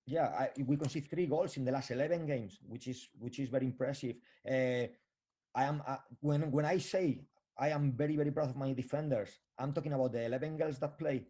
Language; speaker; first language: English; non-native, fluent; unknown